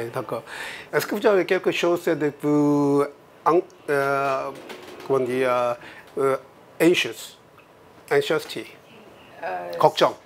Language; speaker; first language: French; non-native, learner; Korean